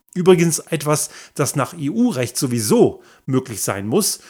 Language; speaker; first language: German; native; German